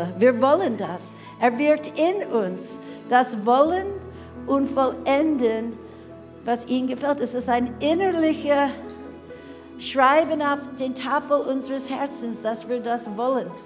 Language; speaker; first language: German; non-native, fluent; English